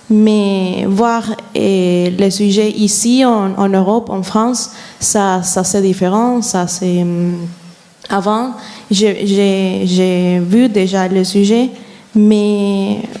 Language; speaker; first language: French; non-native, fluent; Spanish